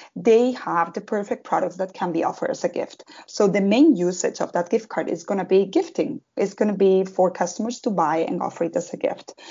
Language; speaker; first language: English; non-native, fluent; Spanish